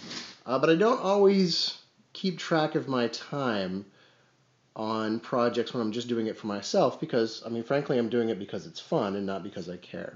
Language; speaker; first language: English; native; English